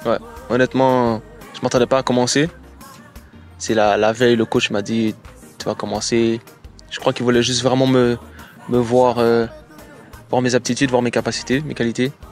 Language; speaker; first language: French; native; French